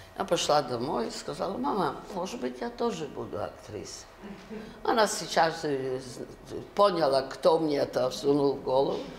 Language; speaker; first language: Russian; early bilingual, other home language; Yiddish